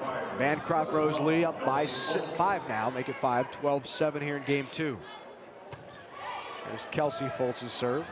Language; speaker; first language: English; native; English